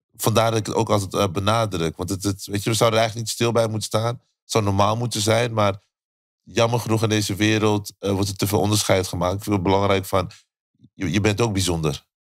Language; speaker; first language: Dutch; native; Dutch